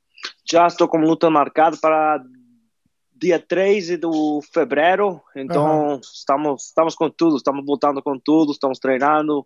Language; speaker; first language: Portuguese; non-native, fluent; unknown